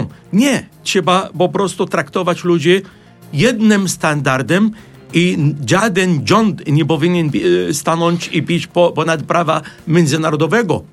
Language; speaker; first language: Polish; non-native, fluent; Arabic